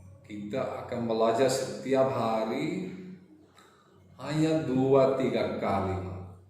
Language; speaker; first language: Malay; non-native, fluent; English